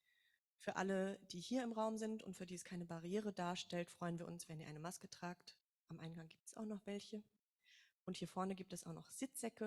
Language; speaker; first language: German; native; German